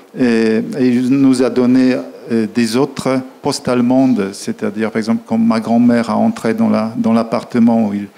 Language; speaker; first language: French; non-native, fluent; Polish